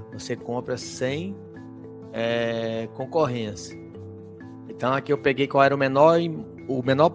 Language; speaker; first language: Portuguese; native; Portuguese